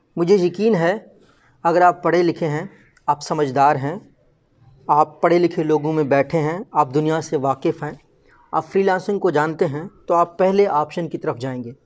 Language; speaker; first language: Urdu; non-native, local second language; Baluchi